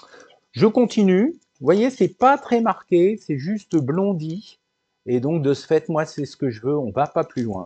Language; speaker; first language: French; native; French